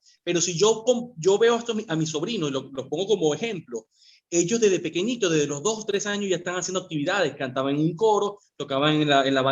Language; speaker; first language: Spanish; native; Spanish